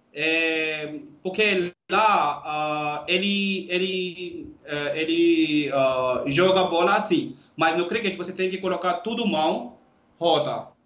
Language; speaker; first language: Portuguese; non-native, learner; Urdu